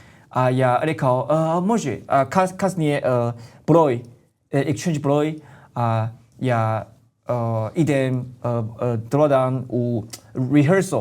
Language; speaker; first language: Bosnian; non-native, learner; Chinese